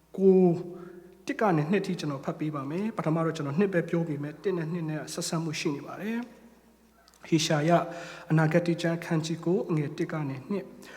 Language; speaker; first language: Burmese; non-native, local second language; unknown